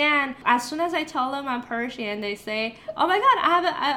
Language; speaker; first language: English; non-native, fluent; Persian